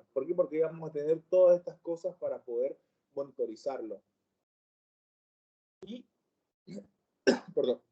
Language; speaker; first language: Spanish; native; Spanish